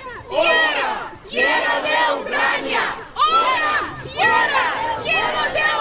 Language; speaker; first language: Spanish; non-native, learner; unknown